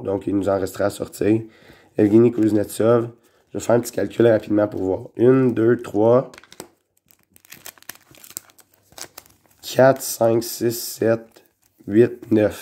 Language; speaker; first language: French; native; French